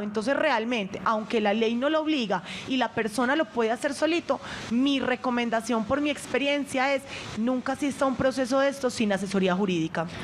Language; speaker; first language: Spanish; native; Spanish